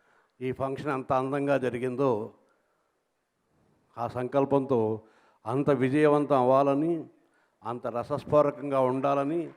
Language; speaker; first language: Telugu; native; Telugu